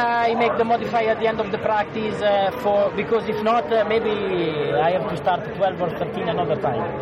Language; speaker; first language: English; non-native, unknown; Italian